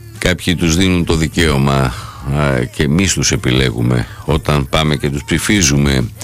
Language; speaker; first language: Greek; native; Greek